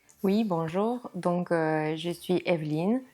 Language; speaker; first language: French; non-native, fluent; Spanish